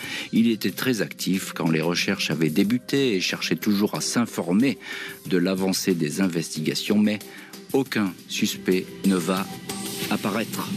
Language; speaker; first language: French; native; French